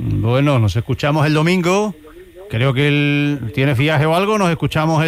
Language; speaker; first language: Spanish; native; Spanish